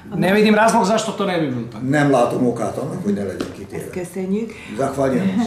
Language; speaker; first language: Bosnian; non-native, local second language; Hungarian